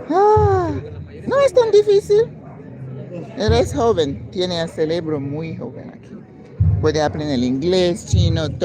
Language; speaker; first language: Spanish; non-native, learner; English